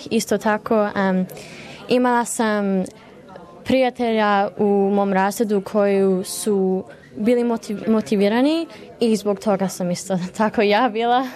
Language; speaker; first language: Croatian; early bilingual, heritage; Croatian